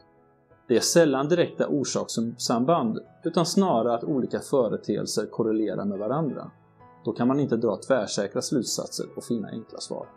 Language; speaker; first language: Swedish; native; Swedish